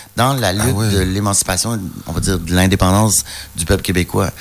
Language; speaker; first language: French; native; French